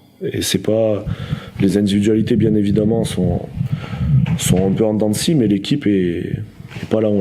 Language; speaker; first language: French; native; French